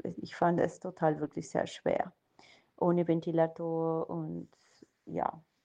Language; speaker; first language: German; non-native, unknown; Spanish